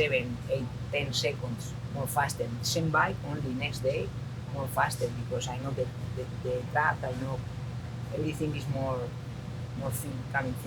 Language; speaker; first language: English; non-native, learner; Spanish